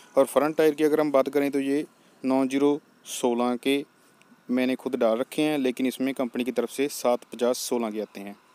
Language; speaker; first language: Hindi; non-native, local second language; Punjabi